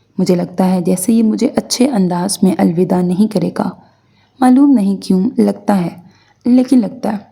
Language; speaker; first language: Urdu; native; Urdu